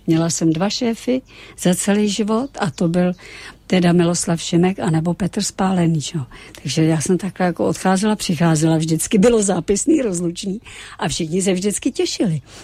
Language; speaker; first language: Czech; native; Czech